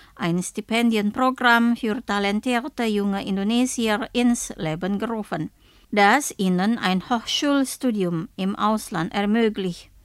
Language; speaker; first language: German; non-native, fluent; Indonesian